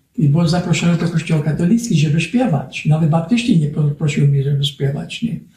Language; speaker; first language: Polish; early bilingual, heritage; Polish